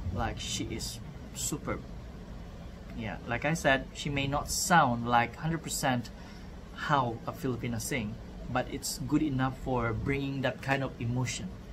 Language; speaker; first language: English; non-native, local second language; Malay